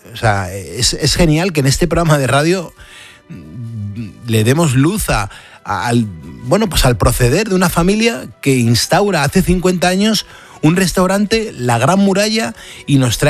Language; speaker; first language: Spanish; native; Spanish